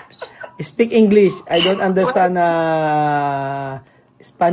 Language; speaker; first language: English; non-native, local second language; Filipino